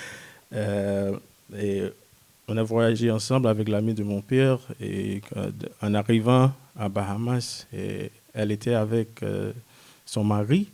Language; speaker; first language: French; non-native, local second language; Haitian Creole